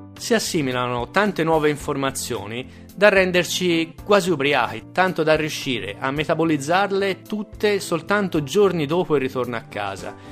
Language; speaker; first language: Italian; native; Italian